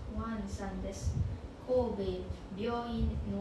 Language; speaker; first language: Japanese; non-native, learner; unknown